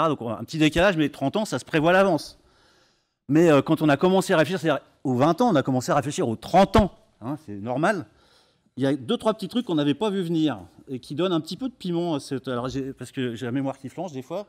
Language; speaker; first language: French; native; French